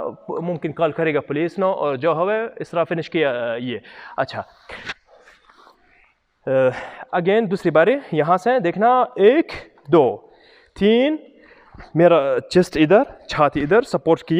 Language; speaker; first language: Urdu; non-native, learner; Arabic